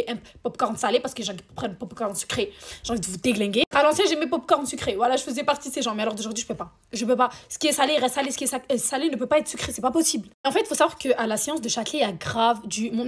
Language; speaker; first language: French; native; French